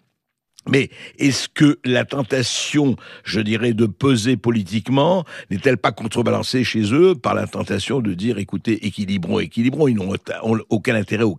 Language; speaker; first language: French; native; French